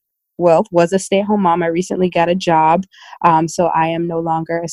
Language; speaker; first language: English; native; English